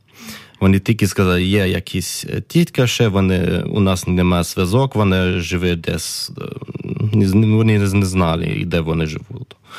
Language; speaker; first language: Ukrainian; early bilingual, heritage; German